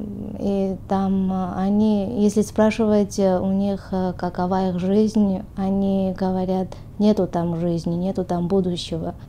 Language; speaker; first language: Russian; non-native, fluent; Armenian